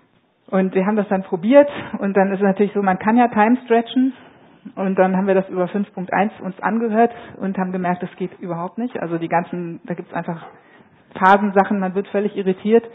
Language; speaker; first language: German; native; German